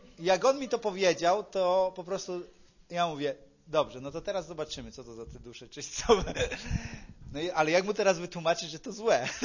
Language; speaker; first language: Polish; native; Polish